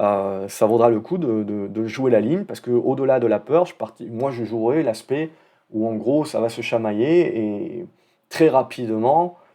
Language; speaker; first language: French; native; French